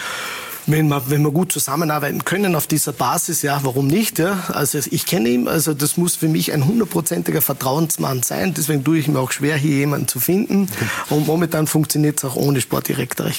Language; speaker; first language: German; native; German